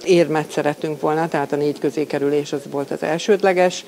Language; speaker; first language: Hungarian; native; Hungarian